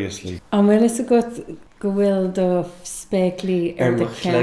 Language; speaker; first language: Irish; non-native, learner; English